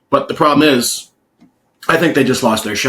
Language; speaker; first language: English; native; English